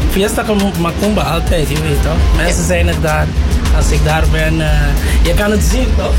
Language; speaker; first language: Dutch; non-native, local second language; Papiamento